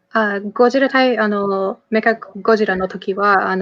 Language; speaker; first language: Japanese; non-native, fluent; English